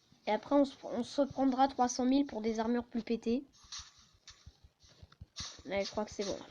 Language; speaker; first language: French; native; French